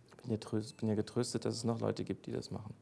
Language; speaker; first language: German; native; German